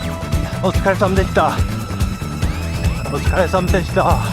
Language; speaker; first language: Japanese; non-native, learner; Chinese